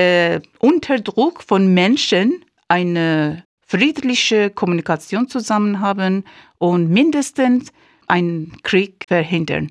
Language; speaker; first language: German; non-native, fluent; Persian